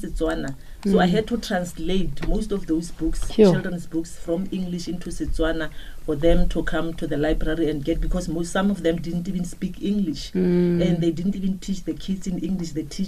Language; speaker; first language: English; non-native, local second language; Tswana